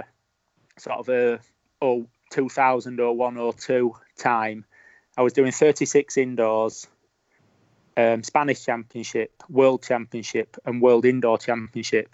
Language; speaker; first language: English; native; English